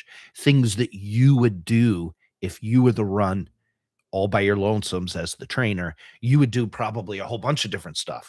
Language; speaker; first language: English; native; English